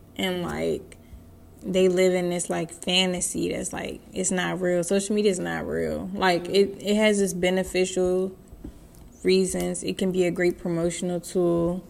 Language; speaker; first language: English; native; English